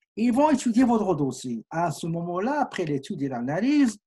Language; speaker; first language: French; non-native, local second language; Arabic